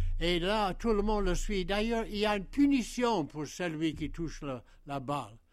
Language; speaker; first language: French; non-native, fluent; English